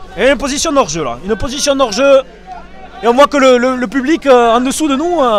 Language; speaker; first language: French; native; French